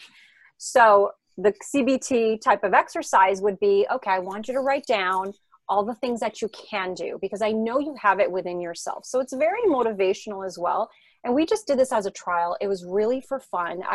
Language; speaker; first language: English; non-native, fluent; French